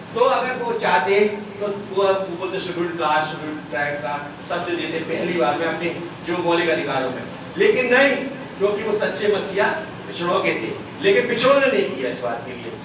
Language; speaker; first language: Hindi; native; Hindi